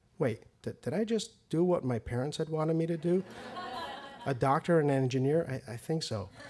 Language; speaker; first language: English; early bilingual, other home language; Persian